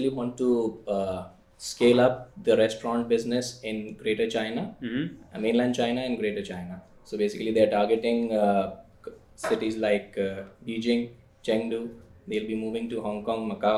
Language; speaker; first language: English; non-native, local second language; Hindi